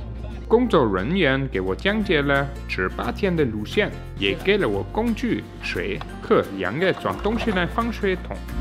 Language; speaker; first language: Chinese; native; Chinese